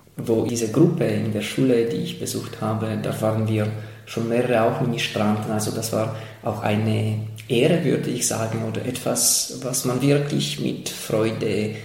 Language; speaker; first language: German; non-native, fluent; Polish